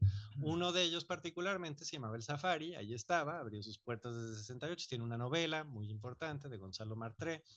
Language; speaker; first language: Spanish; native; Spanish